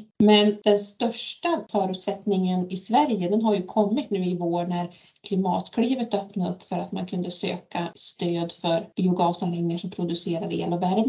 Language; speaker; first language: Swedish; native; Swedish